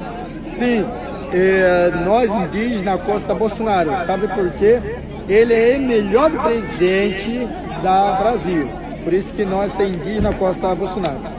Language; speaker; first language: Portuguese; non-native, local second language; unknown